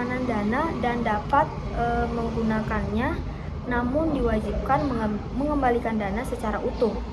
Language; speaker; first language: Indonesian; native; Indonesian